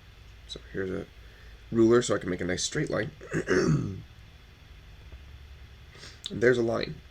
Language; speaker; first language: English; native; English